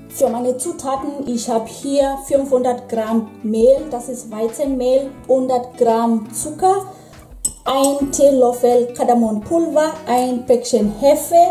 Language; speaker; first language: German; non-native, fluent; Swahili